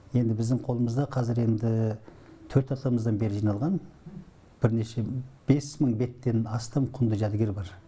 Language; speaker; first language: Kazakh; early bilingual, heritage; Kazakh